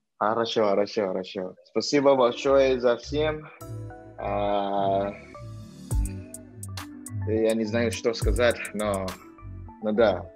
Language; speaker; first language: Russian; non-native, learner; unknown